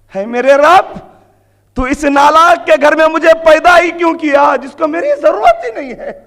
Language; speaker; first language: Urdu; native; Urdu